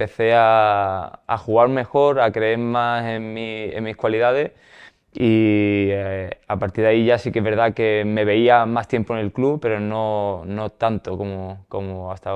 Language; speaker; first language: Spanish; native; Spanish